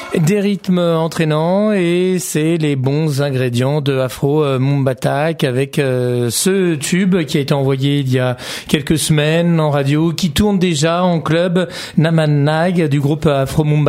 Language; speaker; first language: French; native; French